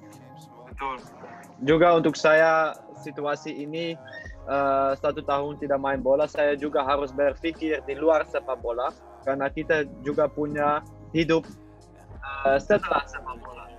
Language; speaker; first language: Indonesian; non-native, learner; Dutch